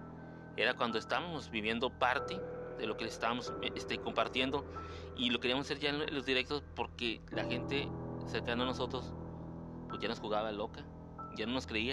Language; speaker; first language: Spanish; native; Spanish